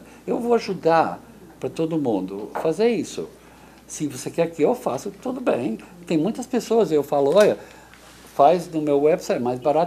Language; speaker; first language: Portuguese; non-native, fluent; English